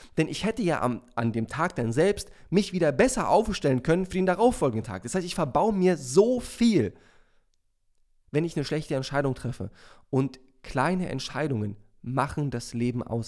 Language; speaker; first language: German; native; German